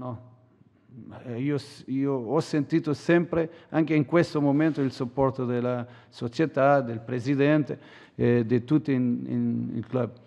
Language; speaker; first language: Italian; non-native, learner; Portuguese